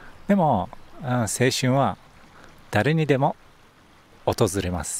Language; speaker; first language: Japanese; native; Japanese